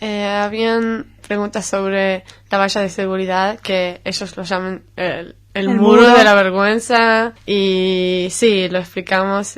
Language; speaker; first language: Spanish; non-native, fluent; Hebrew